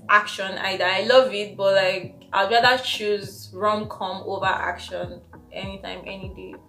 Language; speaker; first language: English; non-native, local second language; Igbo